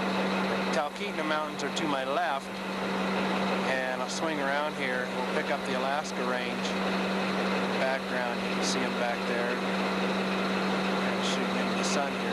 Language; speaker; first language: English; native; English